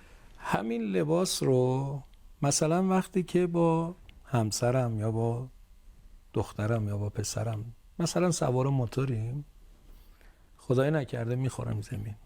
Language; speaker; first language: Persian; native; Persian